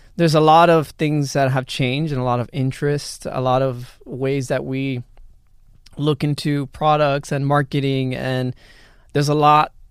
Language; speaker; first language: English; early bilingual, other home language; Spanish